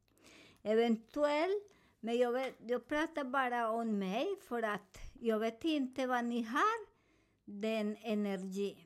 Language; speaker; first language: Swedish; non-native, learner; Spanish